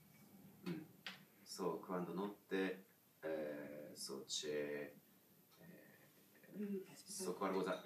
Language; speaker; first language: Italian; non-native, learner; Japanese